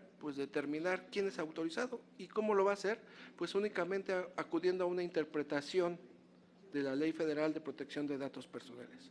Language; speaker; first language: Spanish; native; Spanish